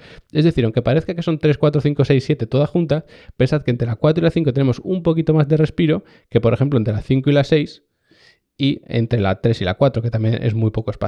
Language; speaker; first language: Spanish; native; Spanish